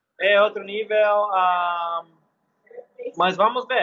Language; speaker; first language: Portuguese; non-native, learner; English